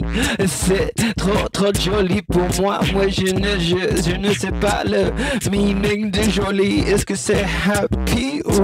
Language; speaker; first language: French; non-native, learner; English